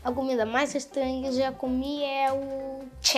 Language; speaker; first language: Portuguese; non-native, local second language; Kabuverdianu